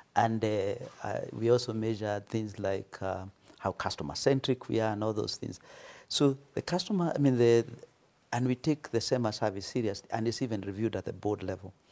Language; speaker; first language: English; non-native, local second language; Kikuyu